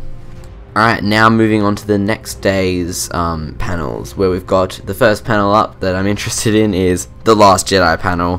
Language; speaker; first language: English; native; English